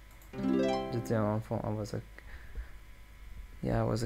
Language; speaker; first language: French; non-native, learner; English